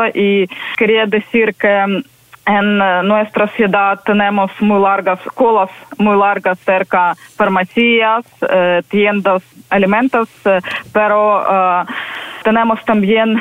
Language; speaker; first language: Spanish; non-native, learner; Ukrainian